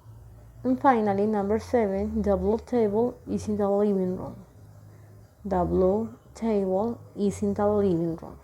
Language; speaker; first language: English; non-native, fluent; Spanish